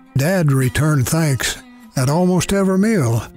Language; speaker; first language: English; native; English